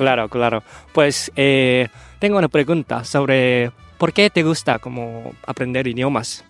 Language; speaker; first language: Spanish; non-native, fluent; Japanese